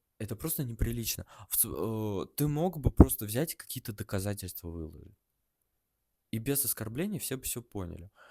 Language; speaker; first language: Russian; native; Russian